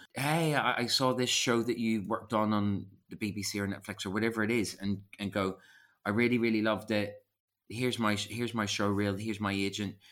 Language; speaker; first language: English; native; English